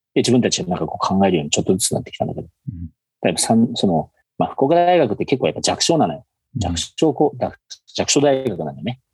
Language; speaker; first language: Japanese; native; Japanese